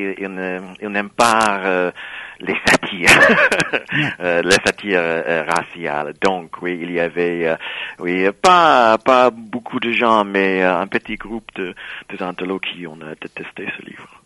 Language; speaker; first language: French; non-native, fluent; English